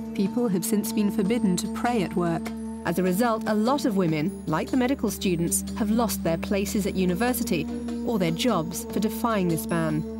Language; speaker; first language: English; native; English